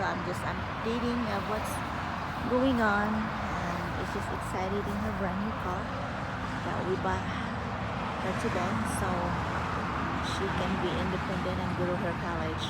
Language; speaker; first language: English; non-native, fluent; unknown